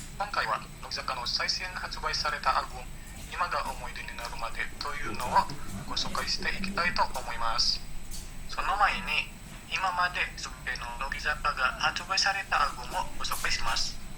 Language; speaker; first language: Japanese; non-native, learner; Indonesian